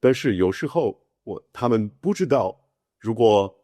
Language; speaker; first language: Chinese; non-native, learner; Portuguese